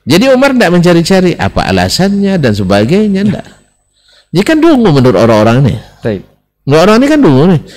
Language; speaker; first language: Indonesian; non-native, local second language; Minangkabau